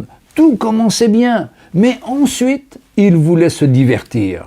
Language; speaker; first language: French; native; French